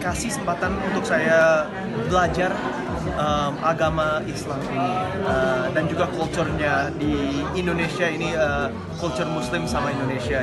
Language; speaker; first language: Indonesian; early bilingual, heritage; English